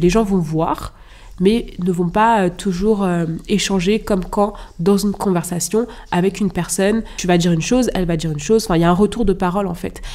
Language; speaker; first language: French; non-native, local second language; Lingala